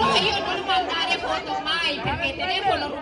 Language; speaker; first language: Italian; non-native, learner; Sinhala